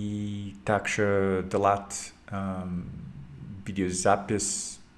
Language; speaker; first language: Russian; non-native, learner; English